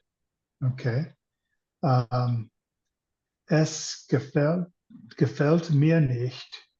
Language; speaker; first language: German; non-native, learner; English